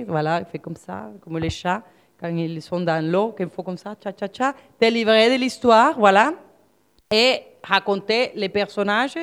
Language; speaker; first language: French; non-native, fluent; Spanish